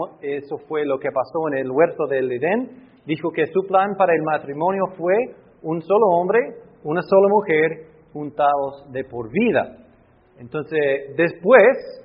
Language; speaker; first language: Spanish; non-native, fluent; English